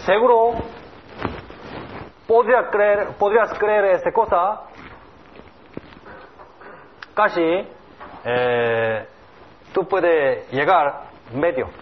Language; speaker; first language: Spanish; non-native, learner; Korean